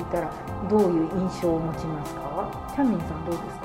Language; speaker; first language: Japanese; native; Japanese